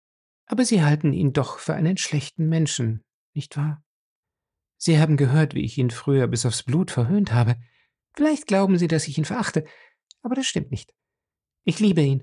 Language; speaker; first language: German; native; German